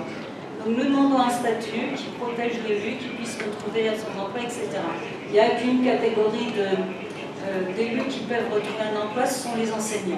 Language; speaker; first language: French; native; French